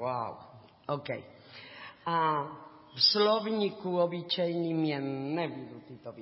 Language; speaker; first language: Czech; non-native, learner; Spanish